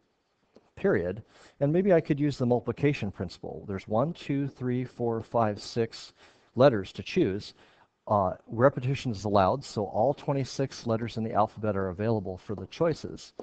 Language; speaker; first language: English; native; English